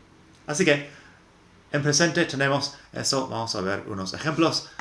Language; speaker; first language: Spanish; non-native, fluent; English